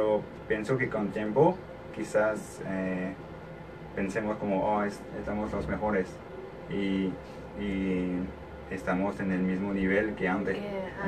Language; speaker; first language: Spanish; non-native, learner; French